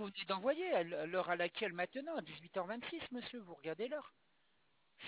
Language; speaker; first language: French; native; French